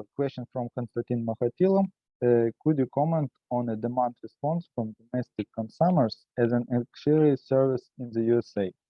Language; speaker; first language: English; non-native, learner; Ukrainian